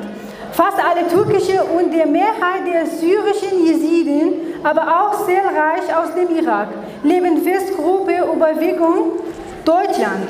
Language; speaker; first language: German; non-native, learner; Kurdish